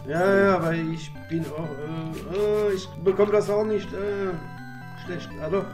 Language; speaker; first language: German; non-native, learner; French